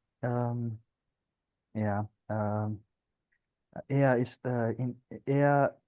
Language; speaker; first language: German; non-native, learner; Punjabi